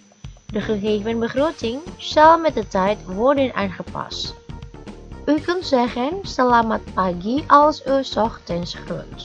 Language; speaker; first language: Dutch; non-native, fluent; Indonesian